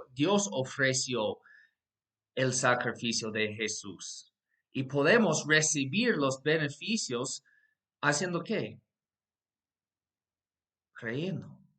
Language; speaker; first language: Spanish; non-native, fluent; English